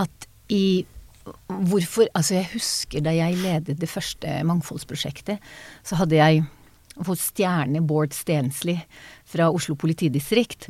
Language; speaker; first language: Norwegian; non-native, fluent; Hebrew